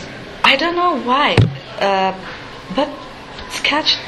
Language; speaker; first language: English; non-native, learner; Japanese